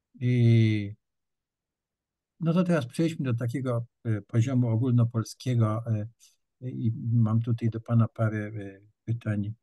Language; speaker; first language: Polish; native; Polish